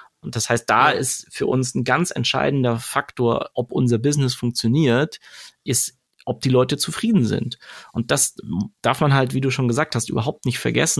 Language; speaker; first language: German; native; German